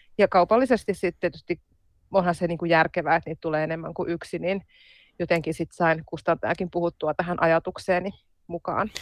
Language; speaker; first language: Finnish; native; Finnish